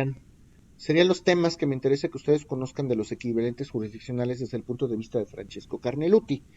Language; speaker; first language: Spanish; native; Spanish